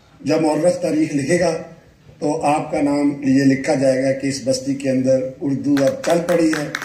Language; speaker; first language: Urdu; native; Urdu